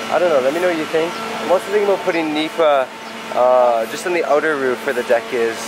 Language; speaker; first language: English; native; English